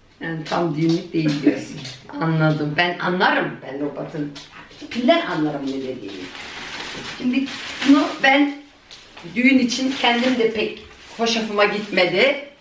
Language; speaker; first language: Turkish; early bilingual, heritage; Turkish